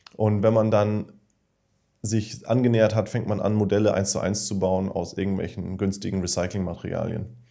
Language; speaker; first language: German; non-native, fluent; Danish